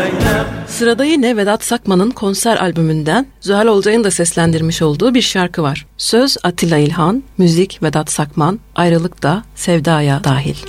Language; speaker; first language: Turkish; native; Turkish